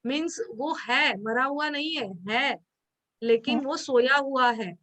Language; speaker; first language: Hindi; non-native, local second language; Marathi